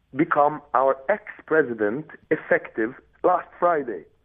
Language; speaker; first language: English; non-native, fluent; Arabic